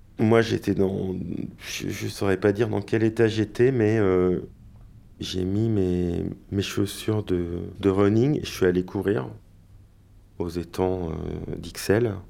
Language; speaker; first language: French; native; French